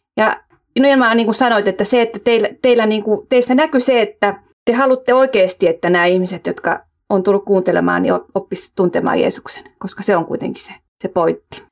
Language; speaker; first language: Finnish; early bilingual, heritage; Finnish